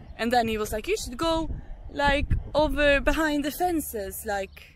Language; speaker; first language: English; non-native, fluent; Swedish